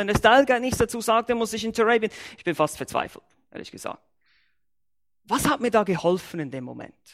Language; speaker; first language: German; native; German